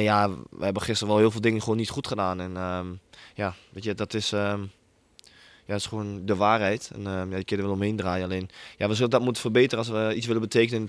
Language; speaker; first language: Dutch; native; Dutch